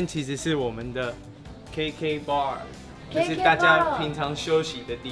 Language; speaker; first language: Chinese; native; Chinese